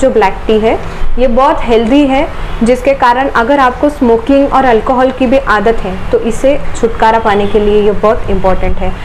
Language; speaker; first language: Hindi; non-native, local second language; Marathi